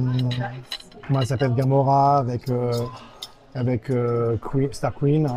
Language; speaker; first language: French; native; French